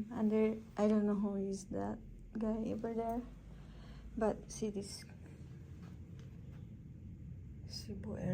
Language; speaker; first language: English; non-native, local second language; Cebuano